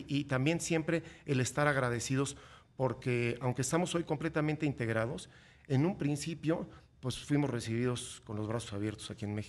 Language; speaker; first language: Spanish; native; Spanish